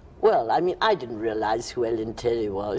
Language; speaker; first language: English; native; English